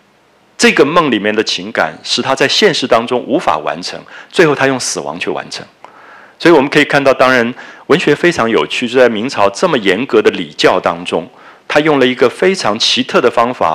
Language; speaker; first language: Chinese; native; Chinese